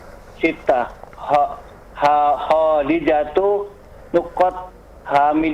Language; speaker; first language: Arabic; non-native, learner; Indonesian